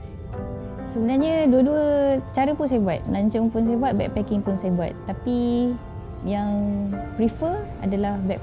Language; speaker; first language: Malay; native; Malay